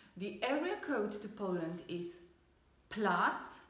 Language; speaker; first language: English; non-native, fluent; Polish